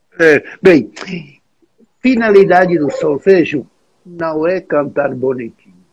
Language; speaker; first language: Portuguese; non-native, fluent; Czech